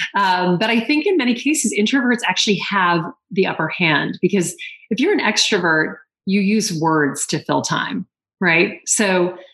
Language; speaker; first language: English; native; English